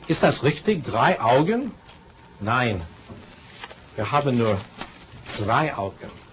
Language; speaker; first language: German; non-native, fluent; English